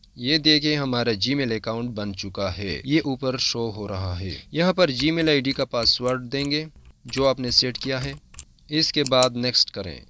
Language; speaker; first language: Urdu; non-native, local second language; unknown